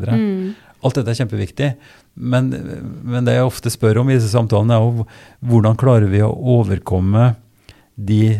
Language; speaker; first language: Norwegian; native; Norwegian